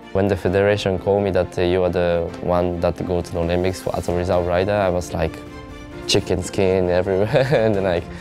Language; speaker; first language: English; non-native, learner; Japanese